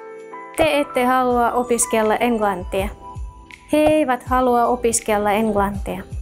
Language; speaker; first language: Finnish; non-native, fluent; Russian